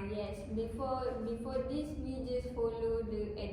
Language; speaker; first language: English; non-native, learner; Malay